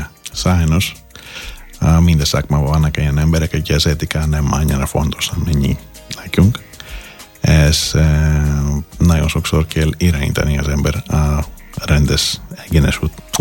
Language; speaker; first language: Hungarian; non-native, learner; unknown